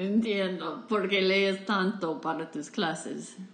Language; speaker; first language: Spanish; non-native, fluent; English